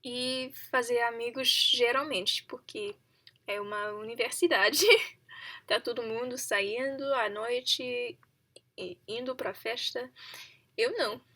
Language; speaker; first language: Portuguese; non-native, learner; English